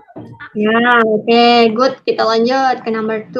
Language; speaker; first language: Indonesian; native; Indonesian